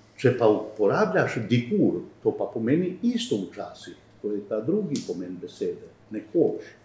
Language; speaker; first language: Slovenian; non-native, fluent; Albanian